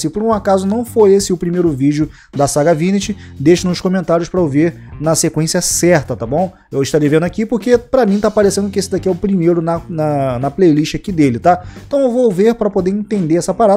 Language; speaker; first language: Portuguese; native; Portuguese